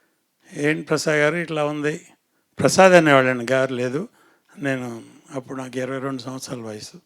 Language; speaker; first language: Telugu; native; Telugu